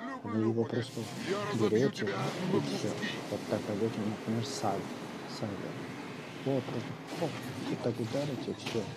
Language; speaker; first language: Russian; non-native, local second language; Uzbek